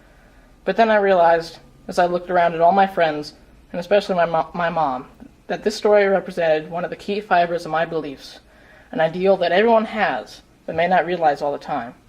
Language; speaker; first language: English; native; English